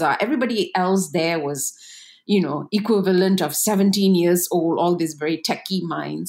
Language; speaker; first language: English; non-native, local second language; Tamil